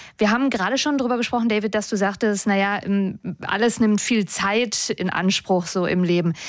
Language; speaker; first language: German; native; German